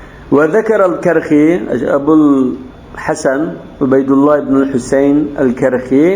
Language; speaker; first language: Arabic; non-native, fluent; Uzbek